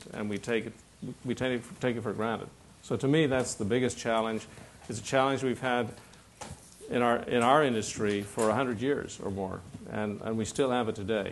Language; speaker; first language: English; native; English